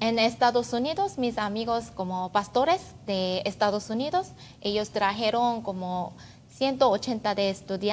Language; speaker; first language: Spanish; non-native, learner; Korean